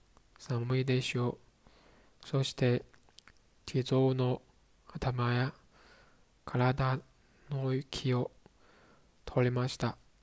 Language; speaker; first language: Japanese; non-native, learner; Chinese